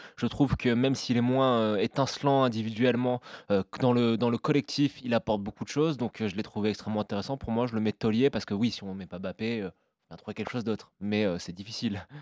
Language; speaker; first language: French; native; French